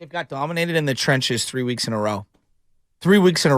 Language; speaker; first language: English; native; English